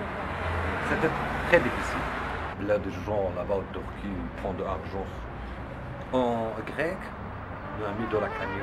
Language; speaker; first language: French; non-native, learner; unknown